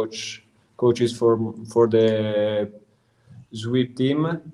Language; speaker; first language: English; non-native, learner; Italian